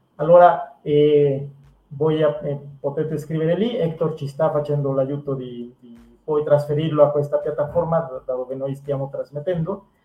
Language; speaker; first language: Italian; non-native, fluent; Spanish